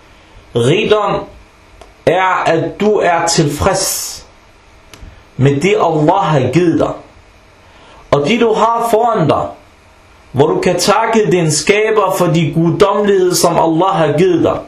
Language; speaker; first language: Danish; non-native, local second language; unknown